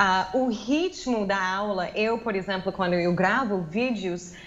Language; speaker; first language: Portuguese; non-native, fluent; English